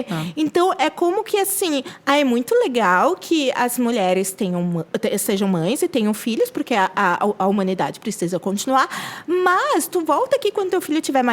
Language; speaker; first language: Portuguese; native; Portuguese